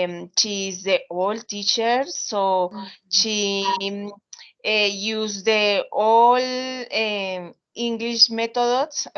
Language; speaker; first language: English; non-native, learner; Spanish